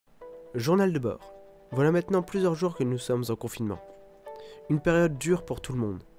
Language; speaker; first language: French; native; French